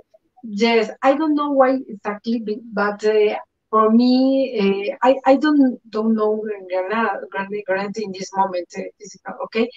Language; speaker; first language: English; non-native, learner; Spanish